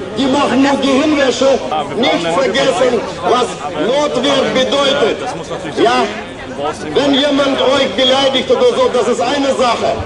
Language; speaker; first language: German; non-native, fluent; Russian